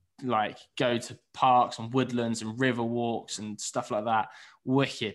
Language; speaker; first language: English; native; English